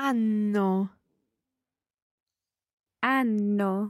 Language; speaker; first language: Italian; non-native, learner; English